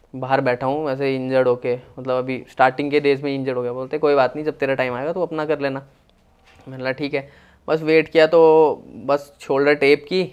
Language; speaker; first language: Hindi; native; Hindi